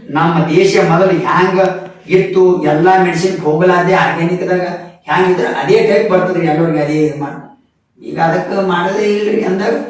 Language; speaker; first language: Kannada; native; Kannada